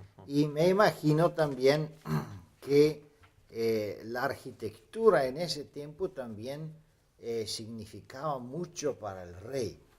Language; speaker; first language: Spanish; non-native, fluent; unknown